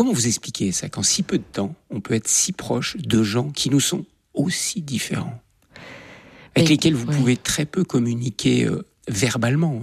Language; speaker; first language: French; native; French